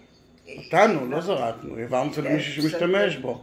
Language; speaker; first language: Hebrew; native; Hebrew